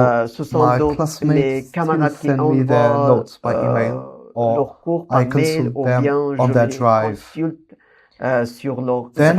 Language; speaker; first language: French; non-native, fluent; Persian